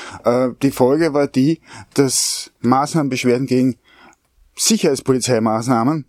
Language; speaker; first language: German; native; German